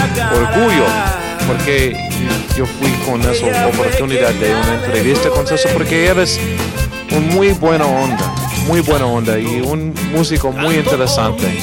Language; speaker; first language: Spanish; non-native, learner; English